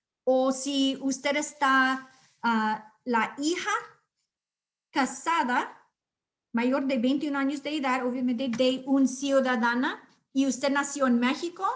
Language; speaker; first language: Spanish; non-native, fluent; English